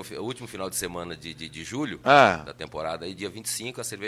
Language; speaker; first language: Portuguese; native; Portuguese